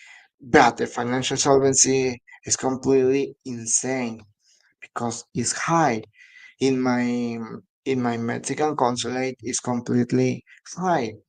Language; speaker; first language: English; non-native, learner; Spanish